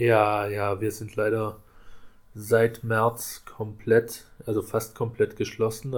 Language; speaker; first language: German; native; German